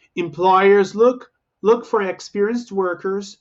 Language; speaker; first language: English; non-native, fluent; Portuguese